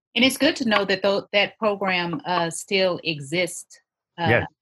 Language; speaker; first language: English; native; English